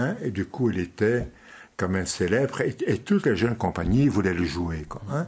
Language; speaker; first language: French; non-native, local second language; Dutch